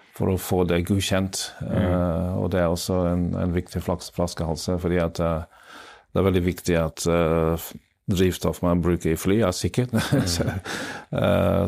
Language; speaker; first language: Norwegian; non-native, fluent; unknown